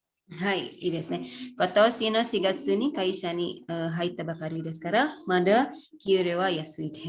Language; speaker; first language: Japanese; non-native, fluent; Indonesian